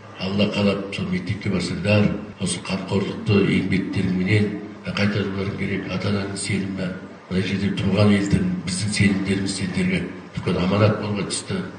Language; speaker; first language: Kazakh; native; Kazakh